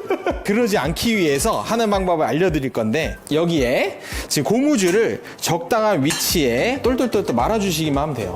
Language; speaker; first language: Korean; native; Korean